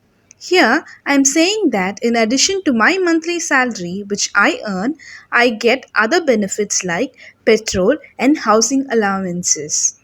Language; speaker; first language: English; non-native, local second language; Tamil